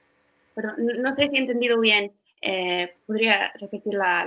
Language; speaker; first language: Spanish; non-native, fluent; English